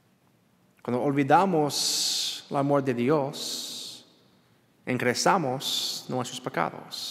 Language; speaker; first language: Spanish; non-native, learner; English